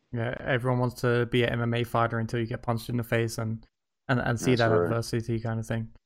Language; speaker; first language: English; native; English